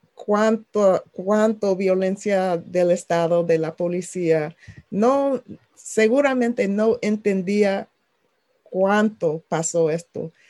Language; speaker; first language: Spanish; non-native, fluent; English